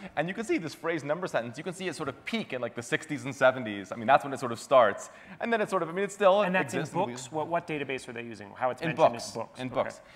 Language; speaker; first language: English; native; English